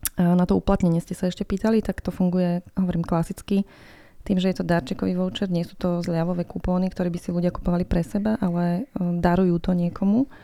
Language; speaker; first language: Slovak; native; Slovak